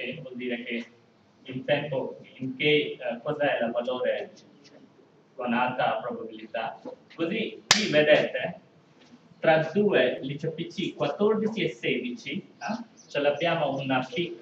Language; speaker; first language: Italian; non-native, learner; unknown